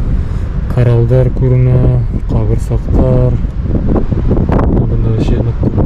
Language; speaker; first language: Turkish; non-native, learner; Bashkir